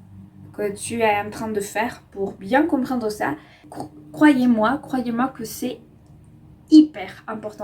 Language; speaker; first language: French; non-native, fluent; Spanish